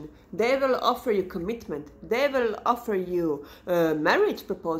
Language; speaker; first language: English; non-native, fluent; Serbian